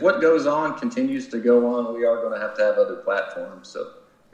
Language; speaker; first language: English; native; English